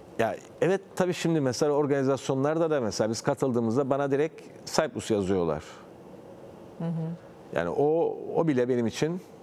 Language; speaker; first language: Turkish; native; Turkish